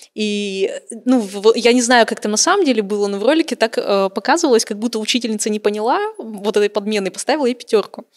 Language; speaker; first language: Russian; native; Russian